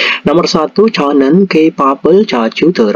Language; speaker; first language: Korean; non-native, fluent; Indonesian